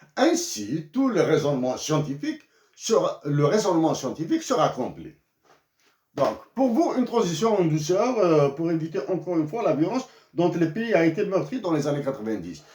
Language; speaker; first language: French; non-native, local second language; Kabyle